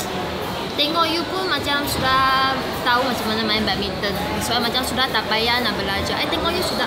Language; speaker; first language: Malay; non-native, local second language; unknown